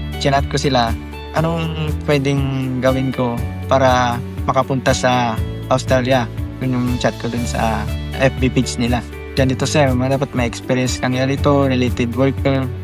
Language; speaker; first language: Filipino; non-native, local second language; Iloko